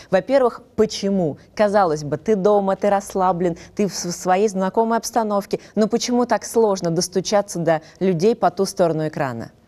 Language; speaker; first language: Russian; native; Russian